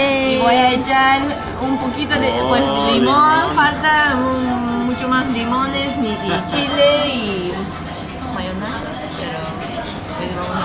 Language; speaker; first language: Spanish; non-native, fluent; Japanese